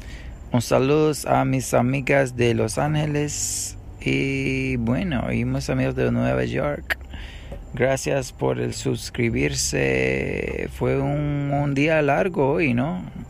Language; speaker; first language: Spanish; non-native, learner; English